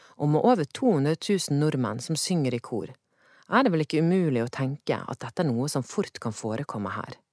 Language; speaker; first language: Norwegian; native; Norwegian